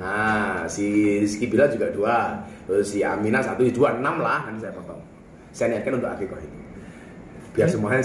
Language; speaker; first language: Indonesian; native; Indonesian